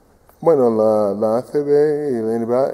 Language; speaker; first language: Spanish; non-native, fluent; English